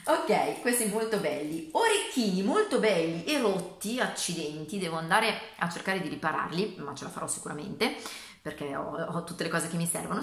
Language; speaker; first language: Italian; native; Italian